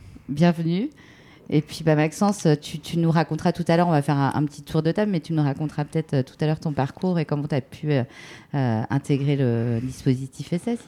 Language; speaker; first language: French; native; French